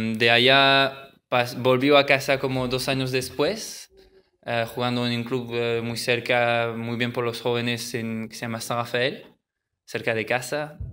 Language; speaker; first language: Spanish; early bilingual, heritage; French